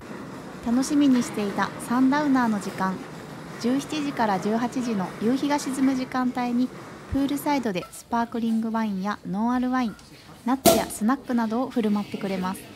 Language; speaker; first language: Japanese; native; Japanese